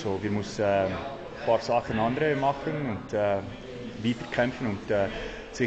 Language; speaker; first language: German; non-native, learner; English